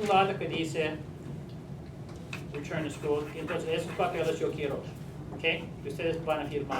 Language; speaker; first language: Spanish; non-native, learner; English